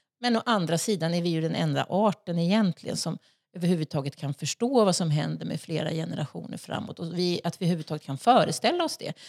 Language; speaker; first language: Swedish; native; Swedish